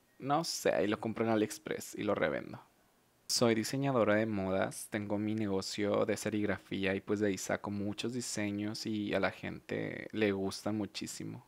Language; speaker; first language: Spanish; native; Spanish